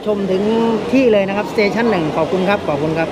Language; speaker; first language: Thai; native; Thai